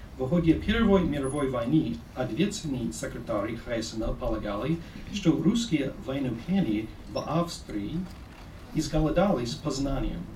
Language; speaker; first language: Russian; non-native, fluent; English